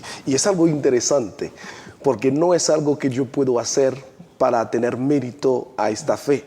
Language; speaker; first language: Spanish; non-native, fluent; Haitian Creole